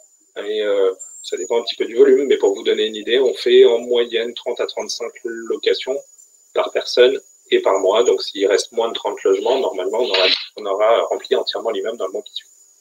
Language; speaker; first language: French; native; French